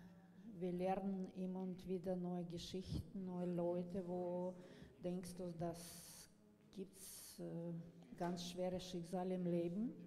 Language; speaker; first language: German; non-native, fluent; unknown